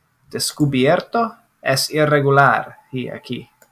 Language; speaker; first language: Spanish; non-native, fluent; English